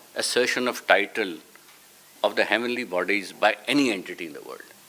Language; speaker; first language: English; non-native, local second language; Urdu